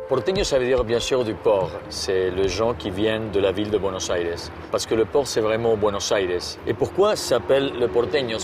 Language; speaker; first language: French; non-native, fluent; Spanish